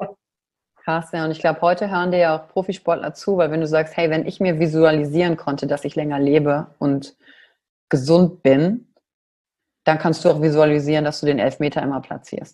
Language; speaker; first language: German; native; German